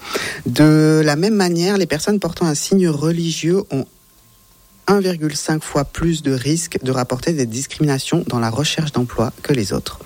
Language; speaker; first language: French; native; French